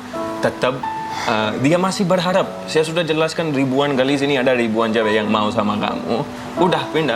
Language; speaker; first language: Indonesian; non-native, fluent; Hindi